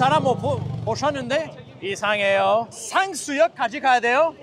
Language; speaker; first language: Korean; non-native, fluent; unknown